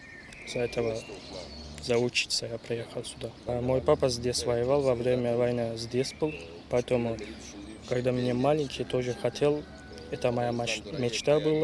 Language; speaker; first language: Russian; non-native, learner; Turkish